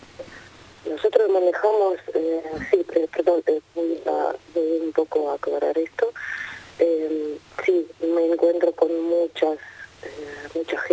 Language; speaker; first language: Spanish; non-native, fluent; Ukrainian